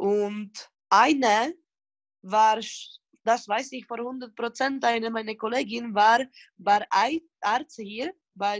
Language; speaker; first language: German; non-native, learner; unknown